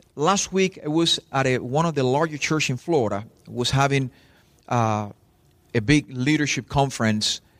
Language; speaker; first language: English; non-native, fluent; Spanish